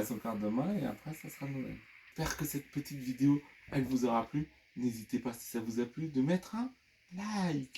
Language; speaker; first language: French; native; French